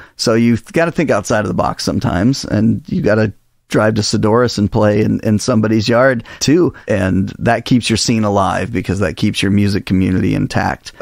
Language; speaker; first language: English; native; English